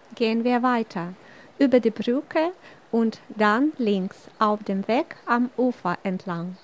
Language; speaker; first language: German; non-native, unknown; Russian